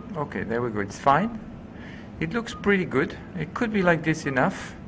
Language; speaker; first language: English; non-native, fluent; French